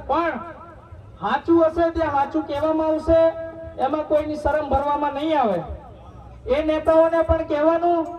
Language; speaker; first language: Gujarati; non-native, local second language; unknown